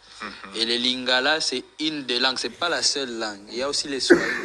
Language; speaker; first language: French; non-native, local second language; Swahili